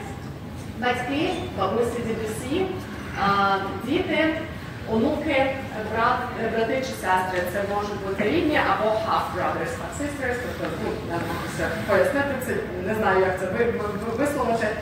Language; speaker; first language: Ukrainian; native; Ukrainian